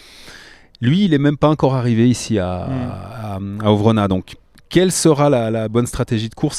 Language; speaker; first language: French; native; French